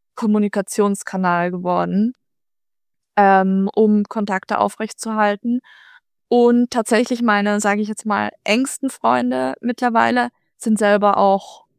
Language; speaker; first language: German; native; German